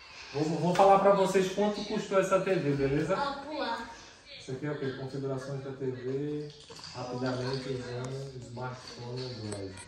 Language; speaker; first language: Portuguese; native; Portuguese